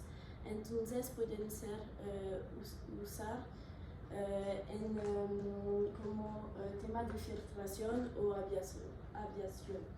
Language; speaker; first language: Spanish; non-native, learner; French